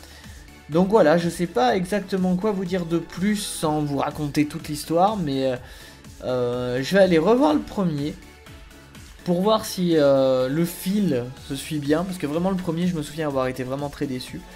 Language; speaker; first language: French; native; French